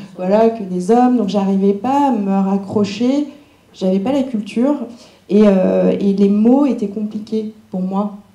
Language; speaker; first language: French; early bilingual, other home language; Cantonese